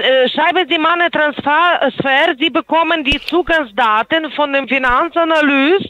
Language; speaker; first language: German; non-native, fluent; Polish